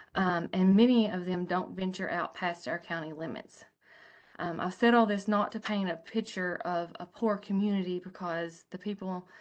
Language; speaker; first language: English; native; English